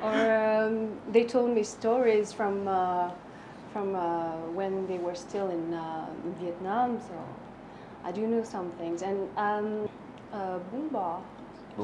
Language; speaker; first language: English; non-native, fluent; French